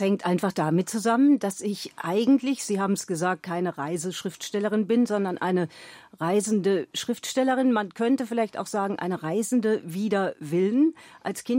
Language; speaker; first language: German; native; German